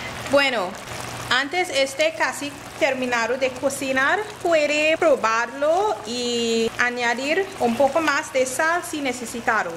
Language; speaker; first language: Spanish; non-native, learner; English